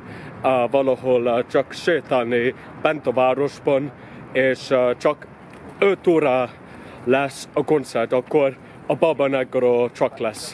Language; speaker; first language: Hungarian; non-native, learner; English